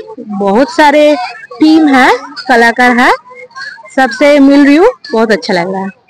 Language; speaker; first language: Hindi; non-native, local second language; Bangla